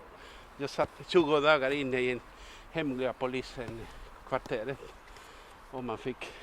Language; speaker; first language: Swedish; non-native, fluent; Spanish